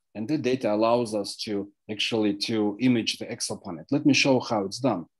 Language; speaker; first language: English; non-native, fluent; Russian